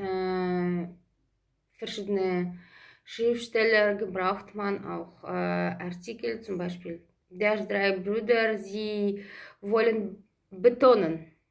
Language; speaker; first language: German; non-native, fluent; Russian